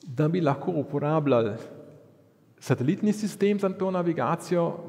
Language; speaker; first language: Slovenian; early bilingual, heritage; Slovenian